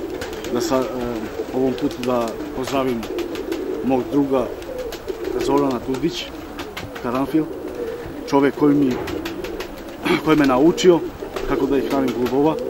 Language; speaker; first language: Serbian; non-native, local second language; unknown